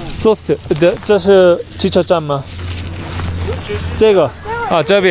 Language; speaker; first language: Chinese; non-native, learner; Korean